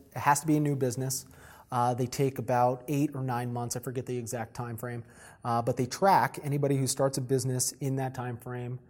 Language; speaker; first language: English; native; English